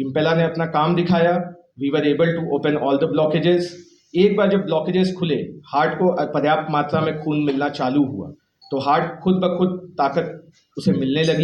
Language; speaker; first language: Hindi; native; Hindi